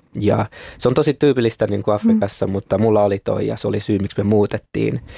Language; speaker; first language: Finnish; early bilingual, other home language; Kinyarwanda